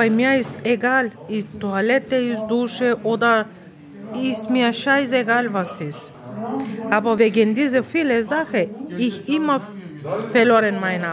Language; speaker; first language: German; non-native, learner; Bulgarian